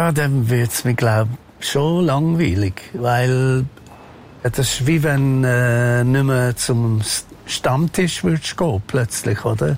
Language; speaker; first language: German; non-native, fluent; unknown